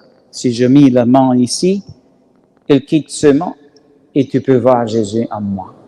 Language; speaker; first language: French; non-native, learner; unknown